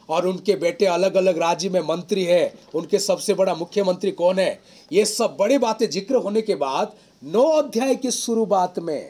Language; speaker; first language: Hindi; non-native, local second language; Odia